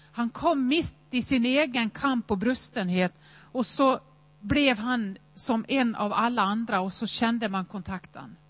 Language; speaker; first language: Swedish; native; Swedish